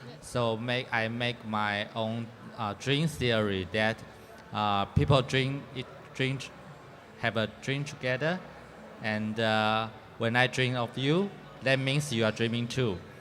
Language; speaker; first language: English; non-native, fluent; Chinese